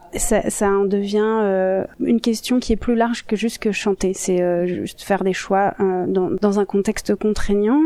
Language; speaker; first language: French; native; French